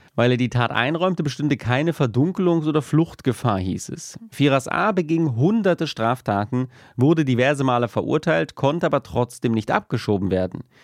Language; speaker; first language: German; native; German